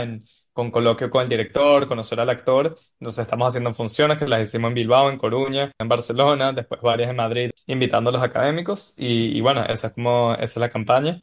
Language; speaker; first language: Spanish; native; Spanish